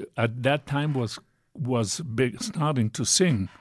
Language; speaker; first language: English; non-native, fluent; Italian